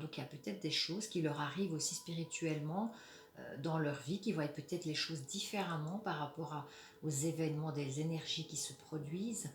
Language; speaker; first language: French; native; French